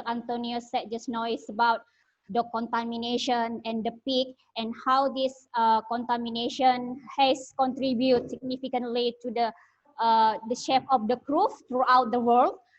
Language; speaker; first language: English; non-native, learner; Indonesian